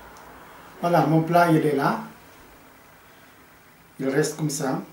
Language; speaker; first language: French; non-native, fluent; Portuguese